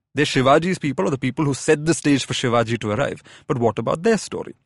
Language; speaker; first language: English; non-native, local second language; Malayalam